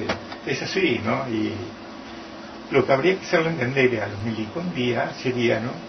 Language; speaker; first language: Spanish; native; Spanish